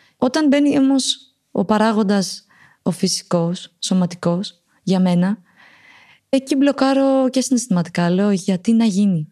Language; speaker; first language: Greek; early bilingual, other home language; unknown